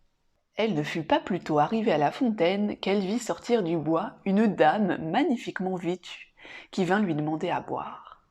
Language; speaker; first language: French; native; French